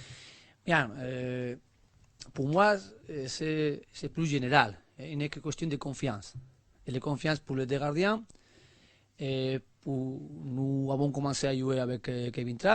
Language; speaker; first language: French; non-native, learner; Spanish